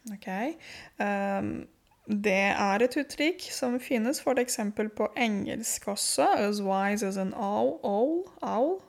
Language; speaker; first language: Norwegian; non-native, fluent; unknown